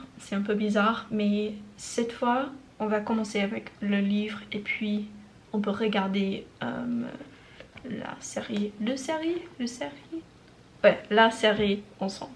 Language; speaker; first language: French; non-native, learner; English